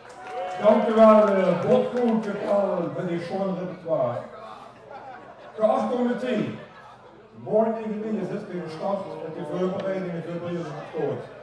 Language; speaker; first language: Dutch; non-native, local second language; Limburgish